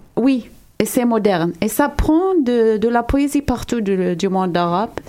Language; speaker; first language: French; non-native, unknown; Arabic